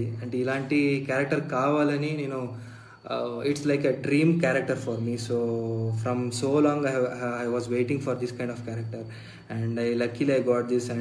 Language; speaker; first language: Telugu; non-native, fluent; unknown